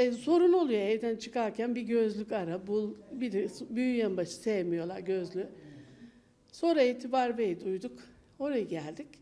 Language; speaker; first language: Turkish; native; Turkish